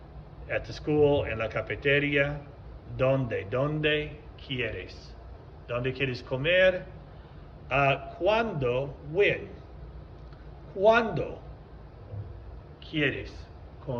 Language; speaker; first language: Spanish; non-native, fluent; English